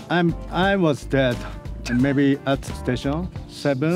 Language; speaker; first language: English; non-native, learner; Japanese